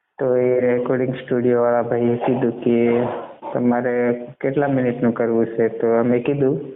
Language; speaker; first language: Gujarati; non-native, local second language; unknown